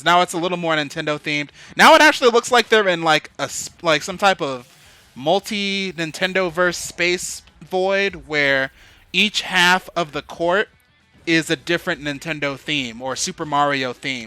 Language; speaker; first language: English; native; English